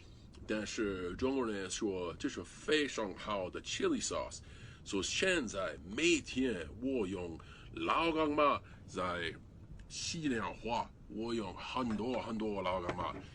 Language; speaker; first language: Chinese; non-native, learner; English